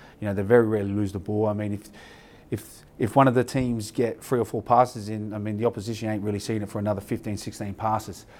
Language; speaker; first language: English; native; English